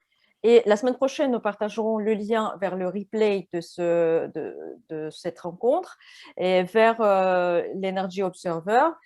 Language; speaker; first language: French; non-native, fluent; Russian